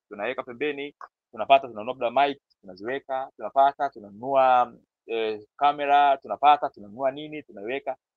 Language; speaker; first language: Swahili; native; Swahili